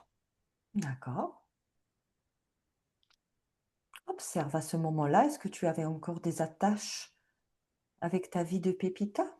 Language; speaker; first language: French; native; French